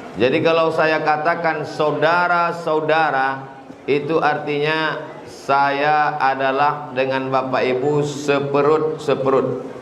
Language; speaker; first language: Indonesian; native; Indonesian